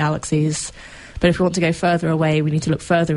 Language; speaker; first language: English; native; English